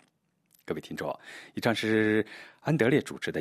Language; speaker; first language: Chinese; native; Chinese